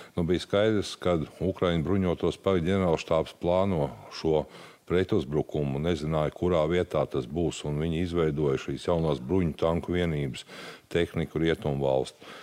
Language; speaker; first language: Latvian; native; Latvian